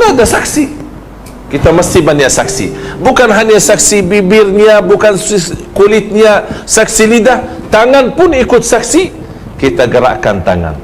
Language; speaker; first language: Indonesian; non-native, fluent; Arabic